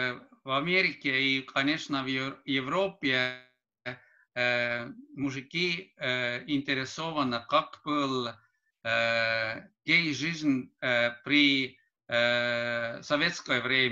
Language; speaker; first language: Russian; non-native, learner; Estonian